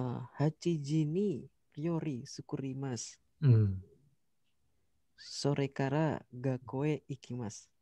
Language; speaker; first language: Japanese; non-native, learner; Indonesian